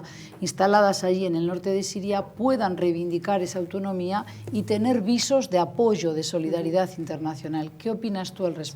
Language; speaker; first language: Spanish; native; Spanish